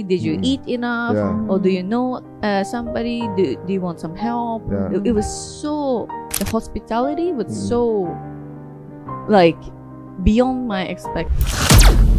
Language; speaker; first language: English; non-native, fluent; Japanese